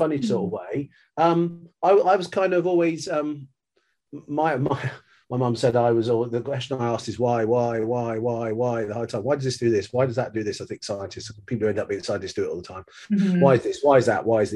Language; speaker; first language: English; native; English